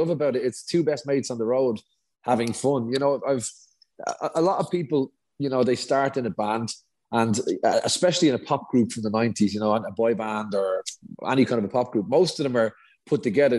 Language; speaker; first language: English; native; English